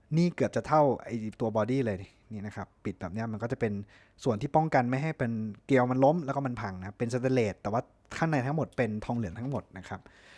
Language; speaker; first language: Thai; native; Thai